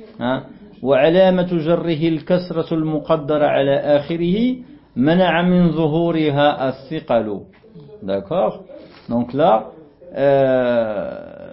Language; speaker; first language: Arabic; non-native, fluent; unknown